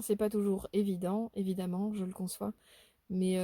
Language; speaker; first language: French; native; French